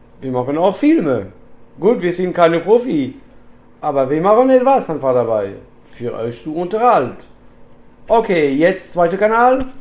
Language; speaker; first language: German; non-native, learner; French